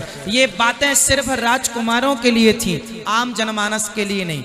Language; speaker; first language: Hindi; native; Hindi